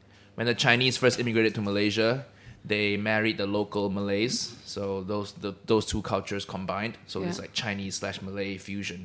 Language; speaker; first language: English; non-native, local second language; Cantonese